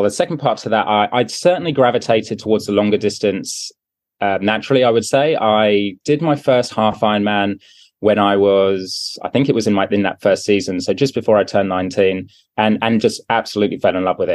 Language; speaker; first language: English; native; English